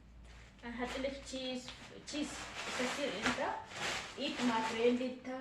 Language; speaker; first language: Arabic; non-native, learner; Oromo